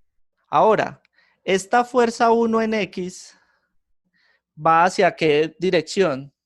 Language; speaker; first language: Spanish; native; Spanish